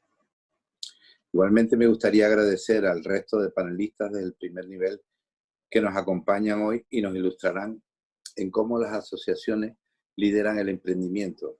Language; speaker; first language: Spanish; native; Spanish